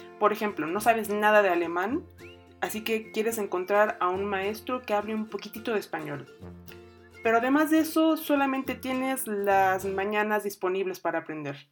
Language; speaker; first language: Spanish; native; Spanish